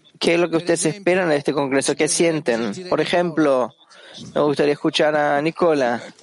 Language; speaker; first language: Spanish; non-native, fluent; Italian